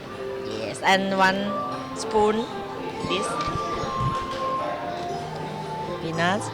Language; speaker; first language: English; non-native, learner; Thai